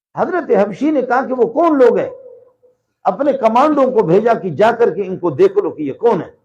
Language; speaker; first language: Urdu; non-native, local second language; Brahui